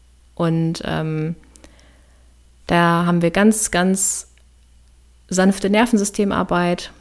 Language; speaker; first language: German; native; German